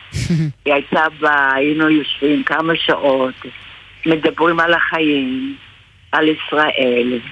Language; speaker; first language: Hebrew; non-native, fluent; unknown